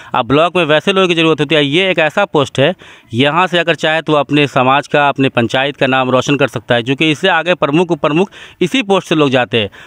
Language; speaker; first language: Hindi; native; Hindi